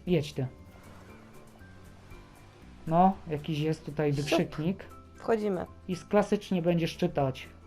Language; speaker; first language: Polish; native; Polish